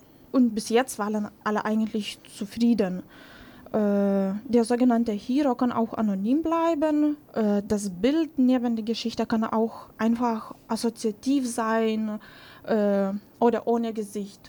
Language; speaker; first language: German; non-native, fluent; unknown